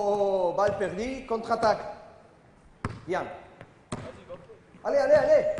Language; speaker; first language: French; non-native, learner; Spanish